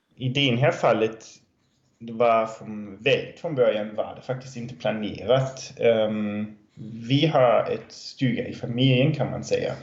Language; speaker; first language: Swedish; non-native, fluent; German